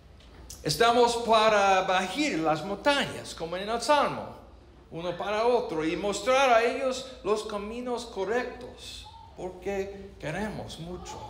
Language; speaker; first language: Spanish; non-native, learner; English